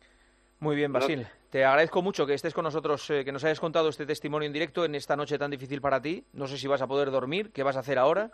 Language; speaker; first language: Spanish; native; Spanish